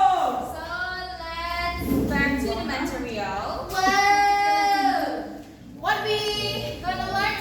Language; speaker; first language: English; non-native, learner; Indonesian